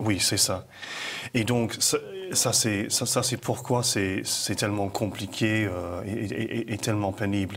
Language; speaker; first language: French; non-native, fluent; English